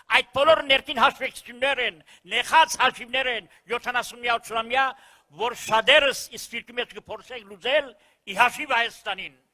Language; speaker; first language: Armenian; early bilingual, heritage; Armenian